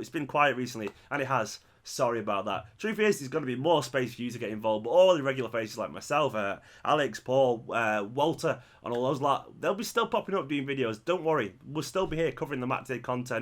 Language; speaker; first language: English; native; English